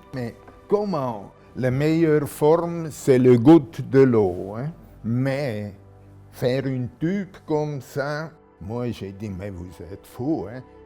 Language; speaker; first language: French; non-native, local second language; German